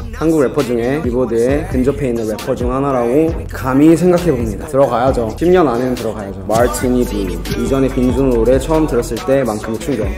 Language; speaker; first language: Korean; early bilingual, heritage; Korean